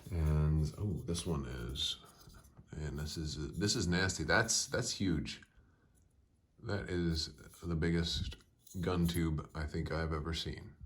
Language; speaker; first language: English; native; English